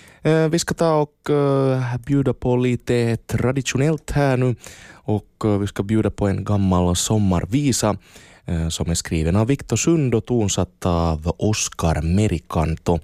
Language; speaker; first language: Swedish; native; Swedish